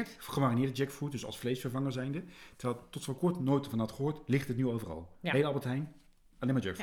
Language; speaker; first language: Dutch; native; Dutch